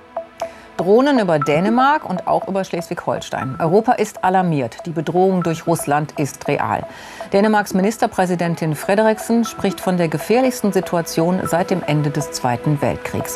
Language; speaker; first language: German; native; German